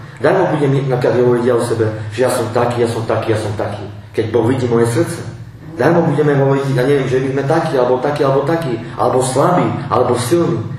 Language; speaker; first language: Slovak; non-native, local second language; Romany